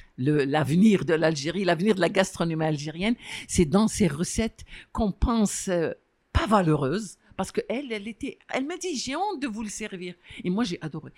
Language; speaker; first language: French; non-native, local second language; Arabic